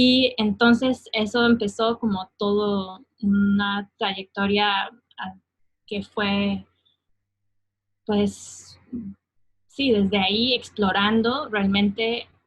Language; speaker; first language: Spanish; non-native, fluent; English